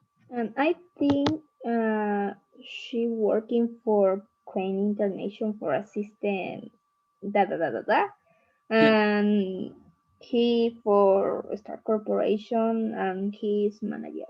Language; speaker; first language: English; non-native, learner; Spanish